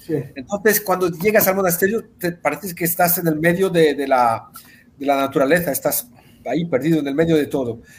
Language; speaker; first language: Spanish; early bilingual, heritage; Spanish